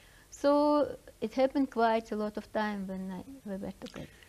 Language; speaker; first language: English; non-native, fluent; Russian